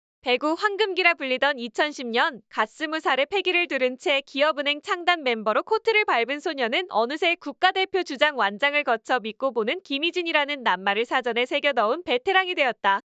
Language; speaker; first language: Korean; native; Korean